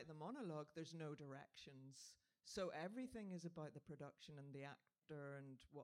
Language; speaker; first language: English; native; English